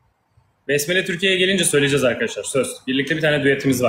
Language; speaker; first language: Turkish; native; Turkish